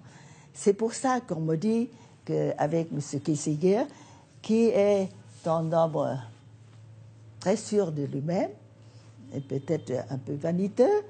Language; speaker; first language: French; non-native, fluent; Vietnamese